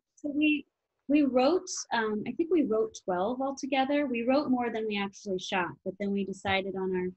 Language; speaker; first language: English; native; English